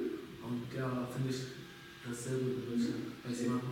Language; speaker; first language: German; non-native, learner; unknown